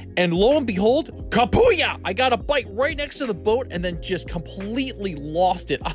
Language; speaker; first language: English; native; English